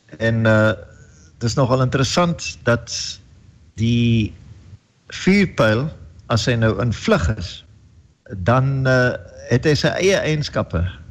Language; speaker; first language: Afrikaans; native; Afrikaans